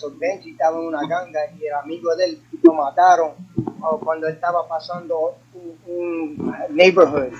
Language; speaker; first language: Spanish; early bilingual, heritage; English